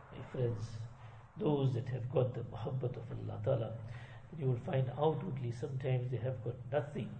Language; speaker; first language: English; native; English